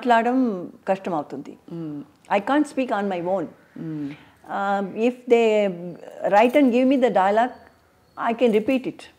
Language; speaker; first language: Telugu; non-native, learner; Tamil